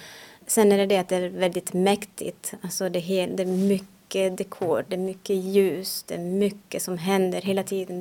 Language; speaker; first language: Swedish; non-native, fluent; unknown